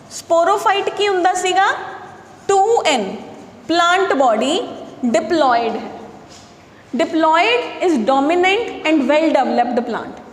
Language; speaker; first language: Hindi; non-native, local second language; Punjabi